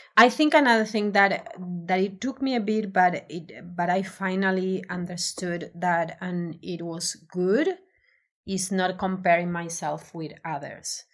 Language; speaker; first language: English; non-native, fluent; Spanish